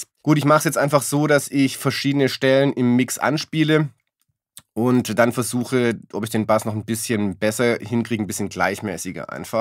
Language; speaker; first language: German; native; German